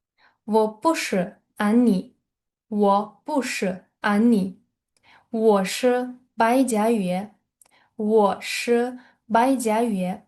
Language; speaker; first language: Chinese; non-native, fluent; Uzbek